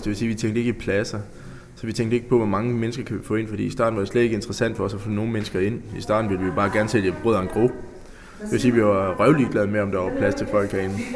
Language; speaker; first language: Danish; native; Danish